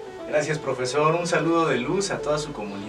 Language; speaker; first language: Spanish; native; Spanish